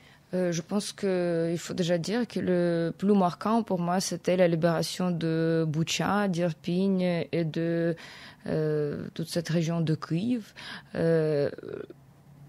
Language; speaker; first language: French; non-native, fluent; Ukrainian